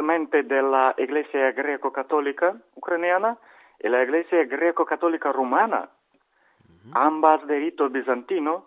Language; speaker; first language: Spanish; non-native, learner; Ukrainian